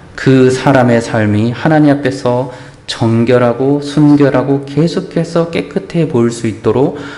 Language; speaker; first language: Korean; native; Korean